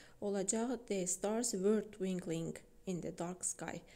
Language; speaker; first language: English; non-native, fluent; Azerbaijani